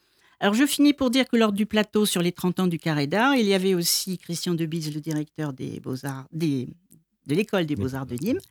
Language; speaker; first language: French; native; French